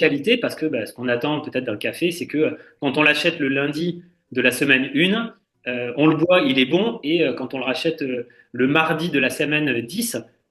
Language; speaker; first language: French; native; French